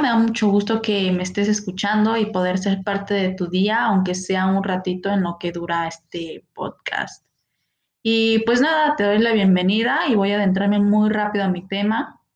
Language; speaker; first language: Spanish; native; Spanish